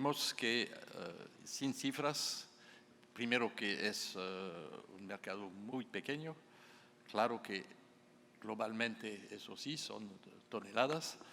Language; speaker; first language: Spanish; non-native, fluent; French